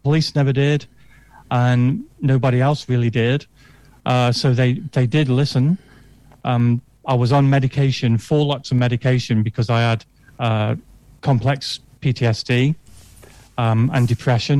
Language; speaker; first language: English; native; English